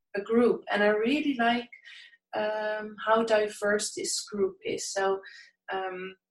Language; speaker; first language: English; non-native, fluent; Dutch